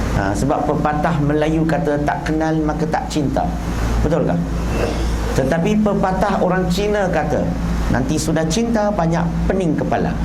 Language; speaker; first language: Malay; non-native, local second language; Chinese